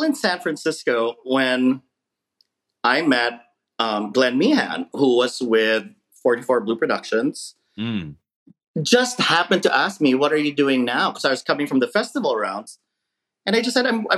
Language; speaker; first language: English; non-native, local second language; Filipino